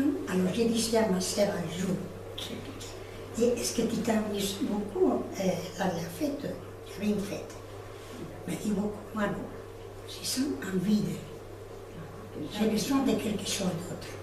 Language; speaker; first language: French; non-native, fluent; Spanish